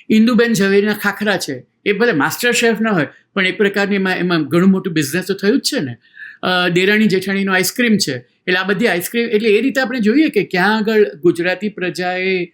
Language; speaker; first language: Gujarati; native; Gujarati